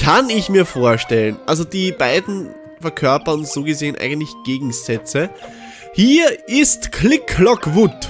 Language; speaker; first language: German; native; German